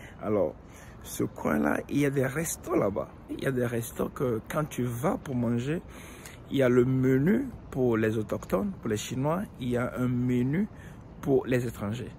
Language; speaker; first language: French; non-native, local second language; Ewe